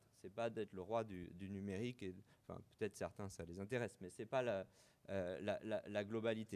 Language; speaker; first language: French; native; French